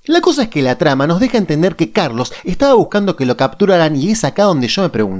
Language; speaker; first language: Spanish; native; Spanish